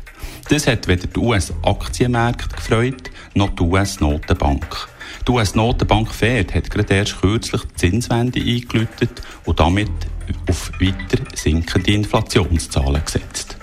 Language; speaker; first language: German; native; German